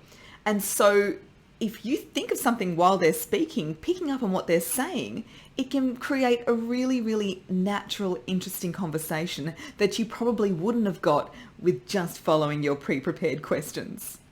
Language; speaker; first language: English; native; English